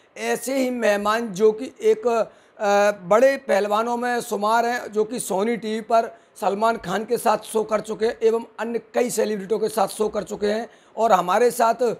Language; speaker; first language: Hindi; native; Hindi